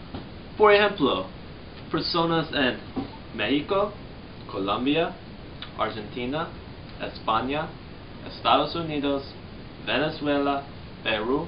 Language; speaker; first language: Spanish; non-native, learner; English